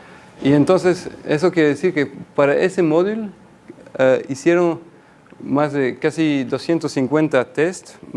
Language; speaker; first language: Spanish; non-native, fluent; French